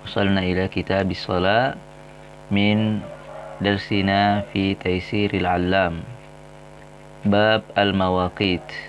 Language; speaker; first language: Arabic; non-native, fluent; Indonesian